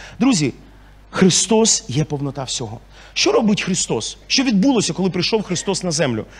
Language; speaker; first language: Ukrainian; non-native, local second language; Russian